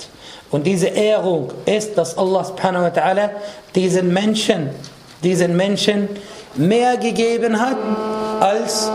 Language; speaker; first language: German; non-native, fluent; Arabic